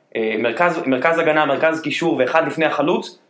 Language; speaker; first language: Hebrew; native; Hebrew